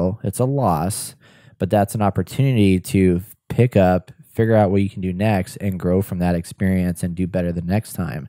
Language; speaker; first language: English; native; English